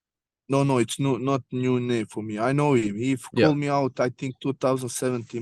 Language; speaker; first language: English; non-native, learner; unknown